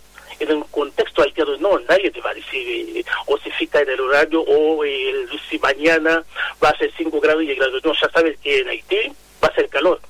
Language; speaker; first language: Spanish; non-native, fluent; Haitian Creole